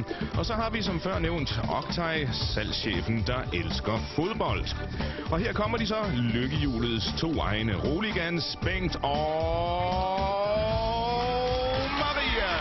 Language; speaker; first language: Danish; native; Danish